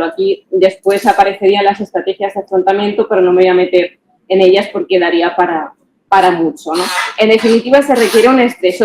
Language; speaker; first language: Spanish; native; Spanish